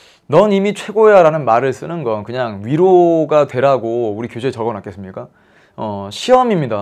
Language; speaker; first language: Korean; native; Korean